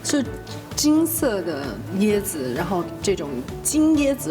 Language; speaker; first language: Chinese; native; Chinese